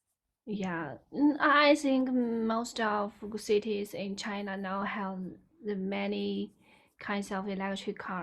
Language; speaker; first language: English; non-native, learner; Chinese